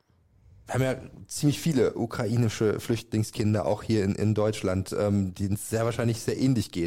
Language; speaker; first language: German; native; German